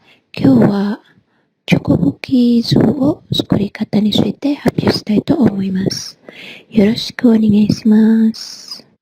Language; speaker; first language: Japanese; non-native, learner; Indonesian